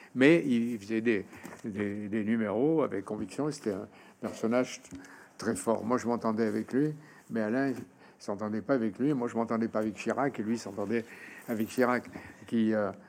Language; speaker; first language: French; native; French